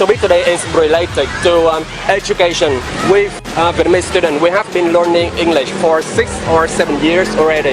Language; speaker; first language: English; non-native, fluent; Vietnamese